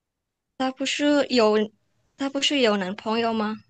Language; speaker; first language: Chinese; non-native, learner; Indonesian